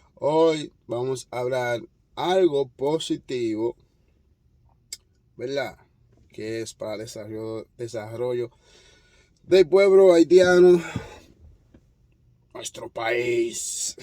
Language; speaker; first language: Spanish; non-native, fluent; Haitian Creole